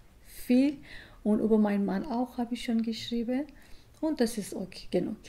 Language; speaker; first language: German; non-native, learner; Persian